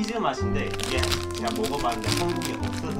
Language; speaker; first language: Korean; native; Korean